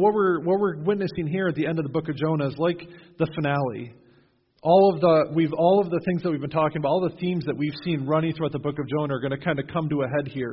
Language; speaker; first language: English; native; English